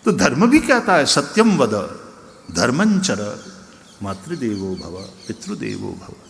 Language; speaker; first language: Hindi; non-native, local second language; Gujarati